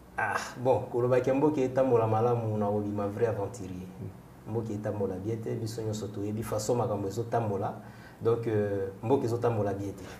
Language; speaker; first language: Lingala; native; Lingala